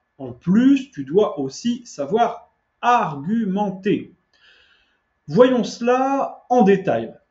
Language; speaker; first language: French; native; French